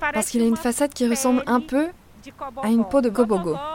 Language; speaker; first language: French; non-native, fluent; Portuguese